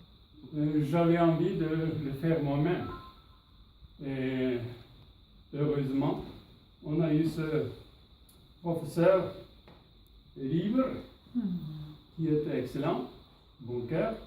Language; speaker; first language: French; non-native, fluent; Norwegian